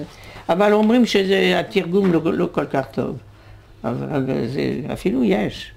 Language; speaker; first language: Hebrew; non-native, fluent; French